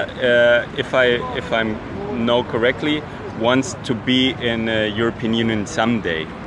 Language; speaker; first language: English; non-native, fluent; German